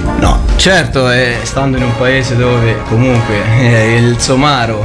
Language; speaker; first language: Italian; native; Italian